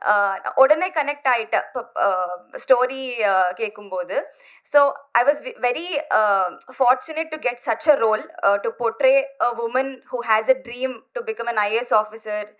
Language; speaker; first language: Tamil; non-native, learner; Telugu